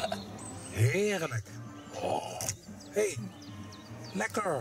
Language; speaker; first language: Dutch; native; Dutch